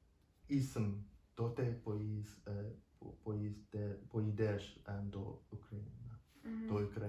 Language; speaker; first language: Ukrainian; non-native, learner; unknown